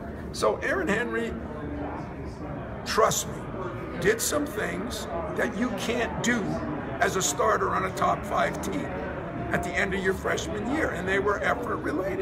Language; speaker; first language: English; native; English